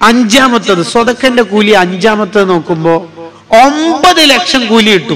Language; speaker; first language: Malayalam; native; Malayalam